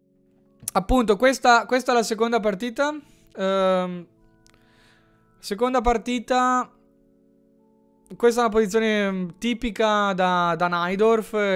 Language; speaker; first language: Italian; native; Italian